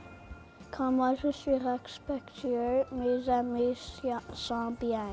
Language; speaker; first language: French; non-native, local second language; English